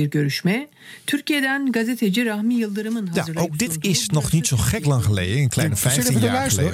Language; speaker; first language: Dutch; native; Dutch